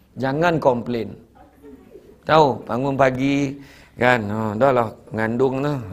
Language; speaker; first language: Malay; native; Malay